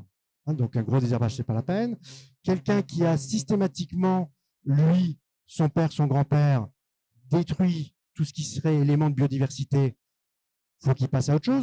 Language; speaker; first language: French; native; French